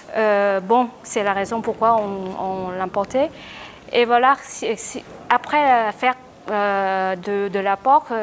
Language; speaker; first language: French; non-native, learner; Vietnamese